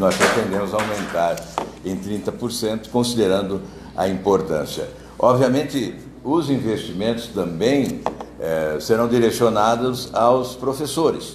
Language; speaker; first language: Portuguese; native; Portuguese